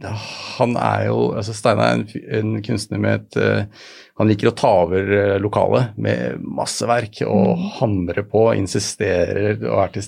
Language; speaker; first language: Norwegian; native; Norwegian